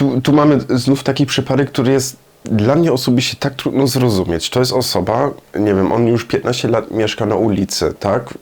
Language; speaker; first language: Polish; non-native, learner; German